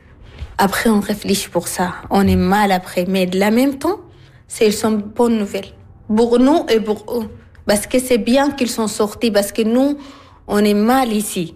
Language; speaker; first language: French; non-native, learner; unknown